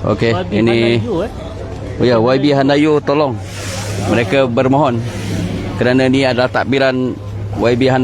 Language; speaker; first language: Malay; native; Malay